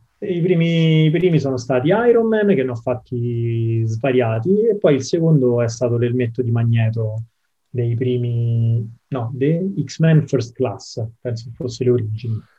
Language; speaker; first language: Italian; native; Italian